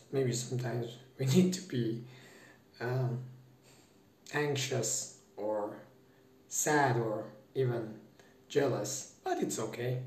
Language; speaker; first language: English; non-native, fluent; Persian